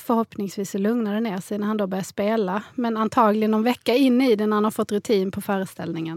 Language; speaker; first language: Swedish; native; Swedish